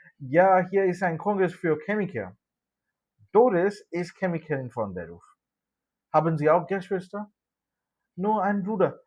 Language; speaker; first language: German; non-native, fluent; Malayalam